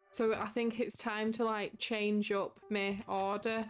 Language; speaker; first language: English; native; English